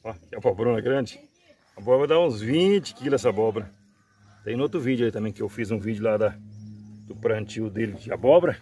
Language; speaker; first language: Portuguese; native; Portuguese